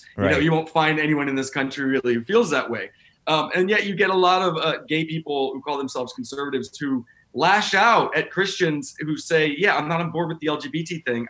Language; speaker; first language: English; native; English